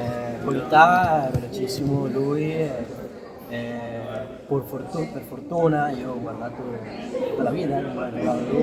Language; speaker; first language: Italian; non-native, learner; Spanish